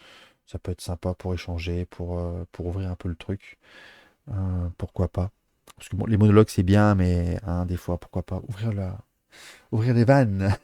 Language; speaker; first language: French; native; French